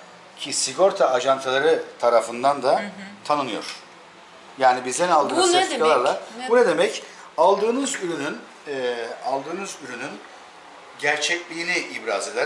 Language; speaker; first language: Turkish; native; Turkish